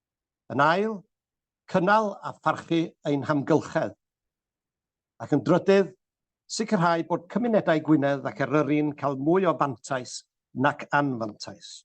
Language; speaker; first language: Welsh; native; Welsh